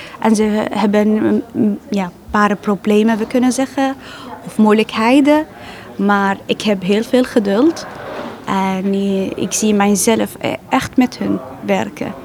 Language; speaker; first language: Dutch; non-native, learner; Arabic